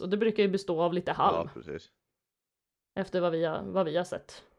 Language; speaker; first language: Swedish; native; Swedish